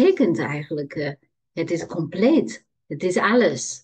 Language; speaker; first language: Dutch; non-native, learner; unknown